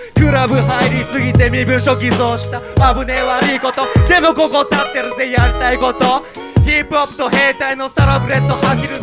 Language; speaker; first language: Japanese; native; Japanese